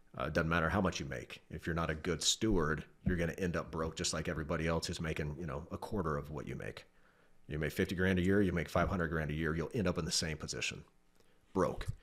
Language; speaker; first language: English; native; English